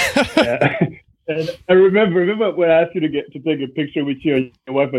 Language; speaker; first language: English; non-native, local second language; Kinyarwanda